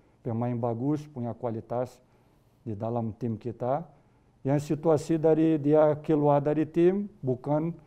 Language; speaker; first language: Indonesian; non-native, fluent; Portuguese